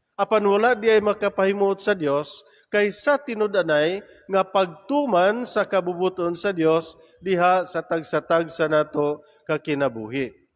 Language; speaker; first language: Cebuano; native; Cebuano